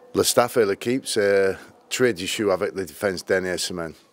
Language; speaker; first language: French; non-native, learner; English